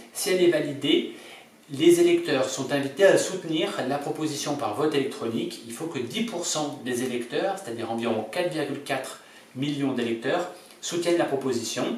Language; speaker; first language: French; native; French